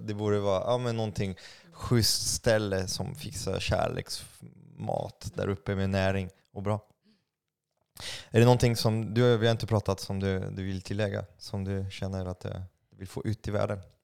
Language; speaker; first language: Swedish; non-native, fluent; French